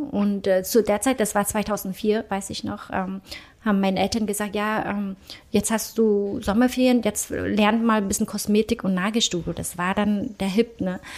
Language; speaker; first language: German; early bilingual, other home language; Vietnamese